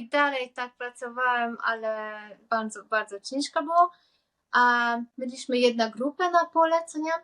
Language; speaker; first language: Polish; non-native, learner; Hungarian